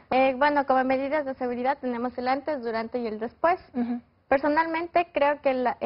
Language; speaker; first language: Spanish; native; Spanish